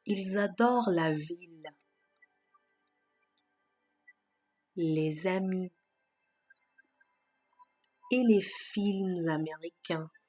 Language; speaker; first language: French; non-native, fluent; Persian